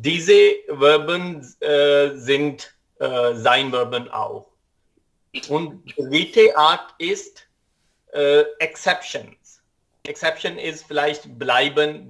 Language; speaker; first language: German; non-native, learner; Urdu